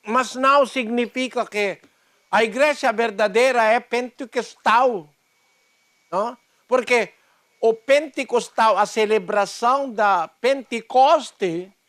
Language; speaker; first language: Portuguese; non-native, learner; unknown